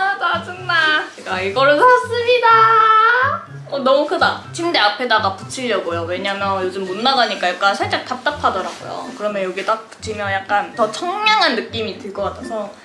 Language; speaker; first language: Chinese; non-native, fluent; Korean